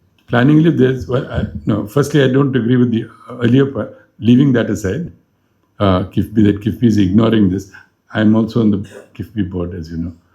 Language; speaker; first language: English; non-native, local second language; Malayalam